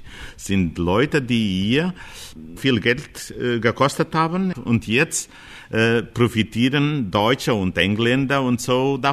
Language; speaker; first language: German; non-native, fluent; Portuguese